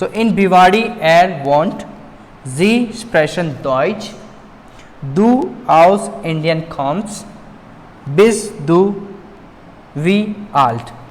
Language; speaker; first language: German; non-native, fluent; Hindi